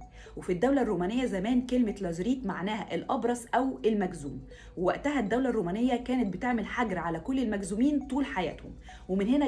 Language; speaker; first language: Arabic; native; Arabic